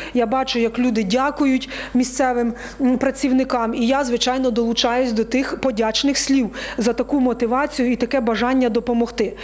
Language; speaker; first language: Ukrainian; native; Ukrainian